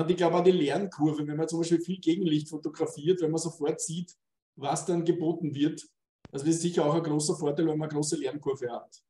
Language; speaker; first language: German; native; German